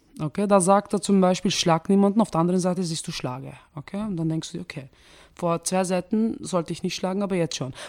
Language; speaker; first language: German; early bilingual, other home language; Turkish